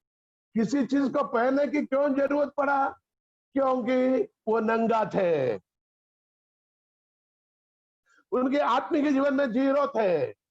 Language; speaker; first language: Hindi; non-native, local second language; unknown